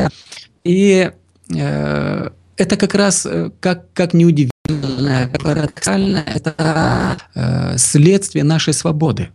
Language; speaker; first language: Russian; native; Russian